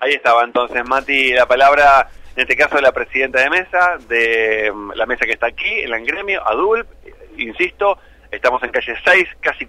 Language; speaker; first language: Spanish; native; Spanish